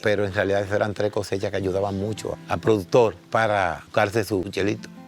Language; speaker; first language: Spanish; native; Spanish